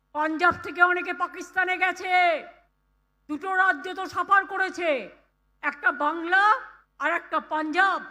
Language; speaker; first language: Bangla; native; Bangla